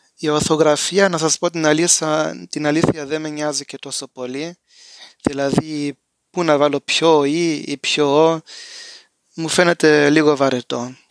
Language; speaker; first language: Greek; early bilingual, heritage; Greek